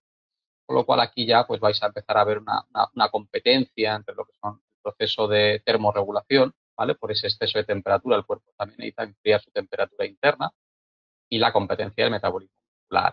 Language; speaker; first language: Spanish; native; Spanish